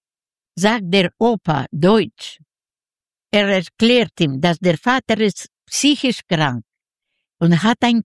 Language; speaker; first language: German; non-native, learner; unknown